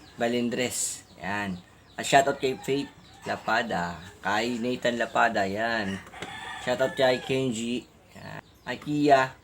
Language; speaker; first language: Filipino; native; Filipino